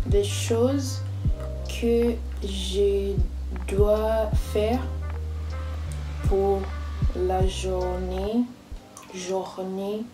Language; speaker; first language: French; non-native, learner; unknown